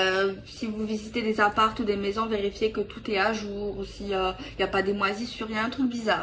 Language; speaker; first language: French; native; French